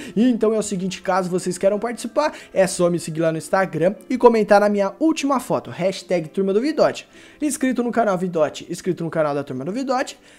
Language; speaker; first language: Portuguese; native; Portuguese